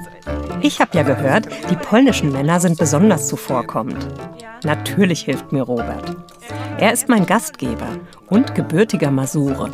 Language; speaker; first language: German; native; German